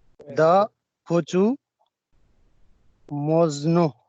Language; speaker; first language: Russian; non-native, learner; Hindi